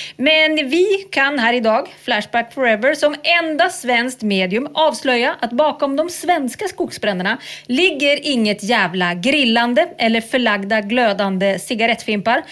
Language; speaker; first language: Swedish; native; Swedish